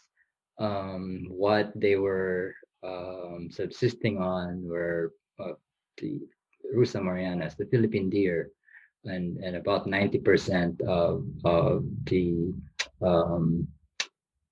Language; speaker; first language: English; non-native, local second language; Bikol